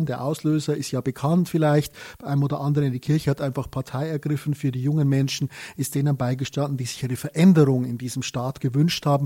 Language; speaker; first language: German; native; German